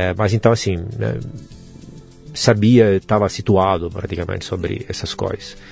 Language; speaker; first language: Portuguese; non-native, fluent; Italian